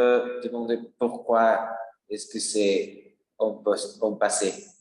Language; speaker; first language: French; non-native, learner; Spanish